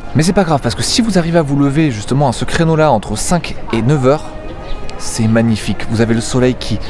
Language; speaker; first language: French; native; French